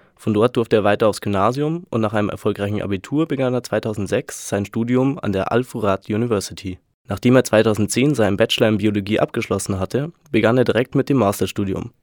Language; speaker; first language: German; native; German